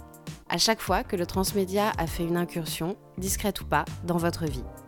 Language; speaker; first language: French; native; French